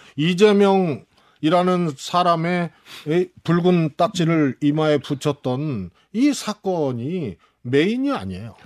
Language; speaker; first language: Korean; native; Korean